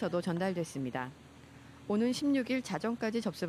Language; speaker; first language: Korean; native; Korean